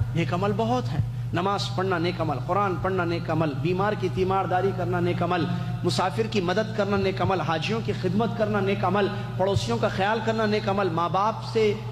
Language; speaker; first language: Urdu; native; Urdu